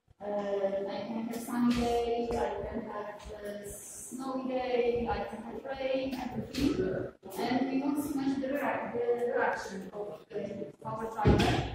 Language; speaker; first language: English; non-native, fluent; Polish